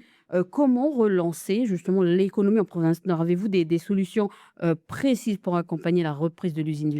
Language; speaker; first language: French; native; French